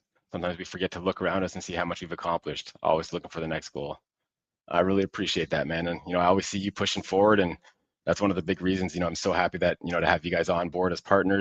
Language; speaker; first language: English; native; English